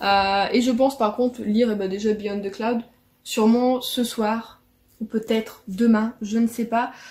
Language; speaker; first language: French; native; French